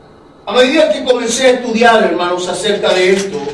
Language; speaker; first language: Spanish; native; Spanish